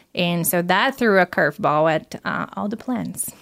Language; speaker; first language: English; non-native, fluent; Portuguese